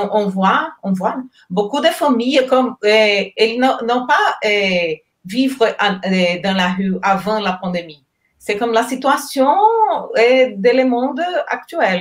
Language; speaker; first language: French; non-native, learner; Portuguese